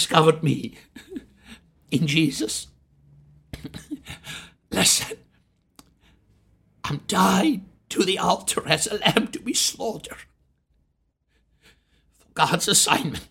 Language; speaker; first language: English; non-native, local second language; Afrikaans